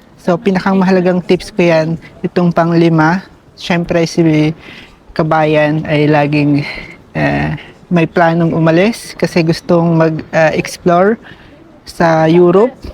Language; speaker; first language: Filipino; native; Filipino